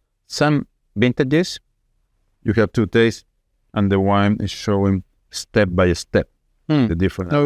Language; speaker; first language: English; non-native, fluent; Spanish